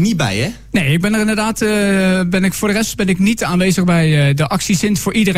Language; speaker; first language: Dutch; native; Dutch